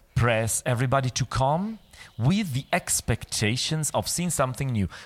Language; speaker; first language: English; non-native, fluent; Italian